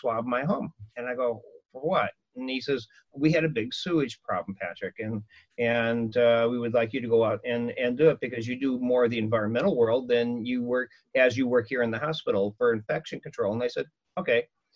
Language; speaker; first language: English; native; English